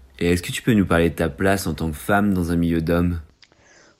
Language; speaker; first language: French; native; French